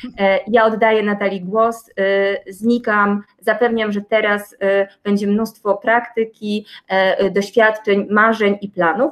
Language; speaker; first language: Polish; native; Polish